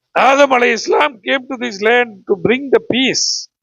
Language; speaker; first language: English; non-native, local second language; Tamil